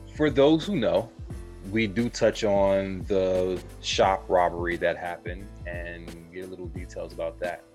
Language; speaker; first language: English; native; English